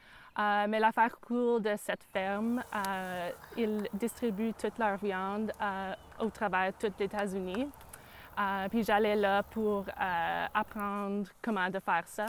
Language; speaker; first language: French; non-native, local second language; English